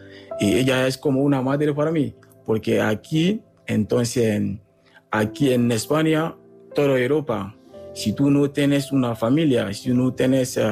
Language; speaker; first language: Spanish; non-native, learner; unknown